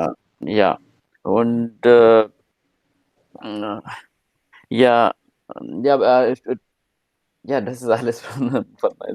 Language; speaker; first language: German; non-native, learner; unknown